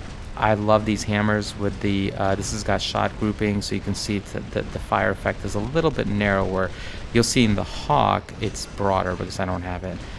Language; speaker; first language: English; native; English